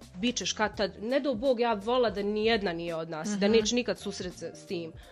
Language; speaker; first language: Croatian; non-native, fluent; Arabic